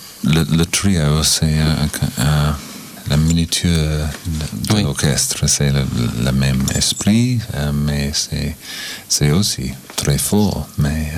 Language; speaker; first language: French; non-native, learner; English